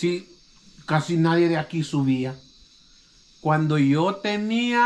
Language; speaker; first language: Spanish; native; Spanish